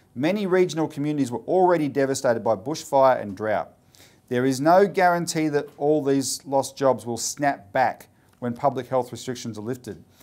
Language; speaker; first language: English; native; English